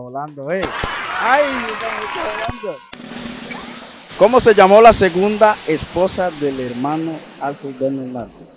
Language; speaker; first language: Spanish; native; Spanish